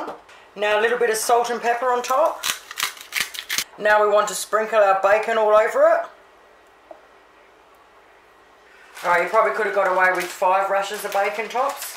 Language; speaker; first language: English; native; English